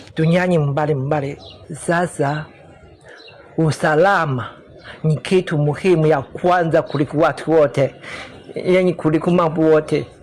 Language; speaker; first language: Swahili; non-native, learner; Chinese